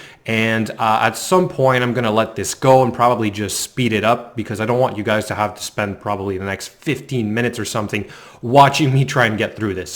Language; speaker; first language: English; native; English